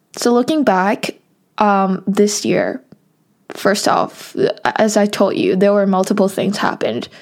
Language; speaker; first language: English; non-native, local second language; Cantonese